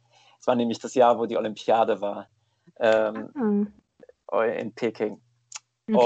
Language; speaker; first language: German; native; German